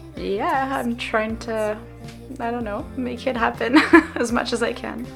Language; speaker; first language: English; non-native, fluent; French